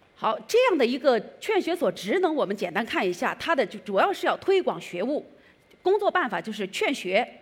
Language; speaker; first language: Chinese; native; Chinese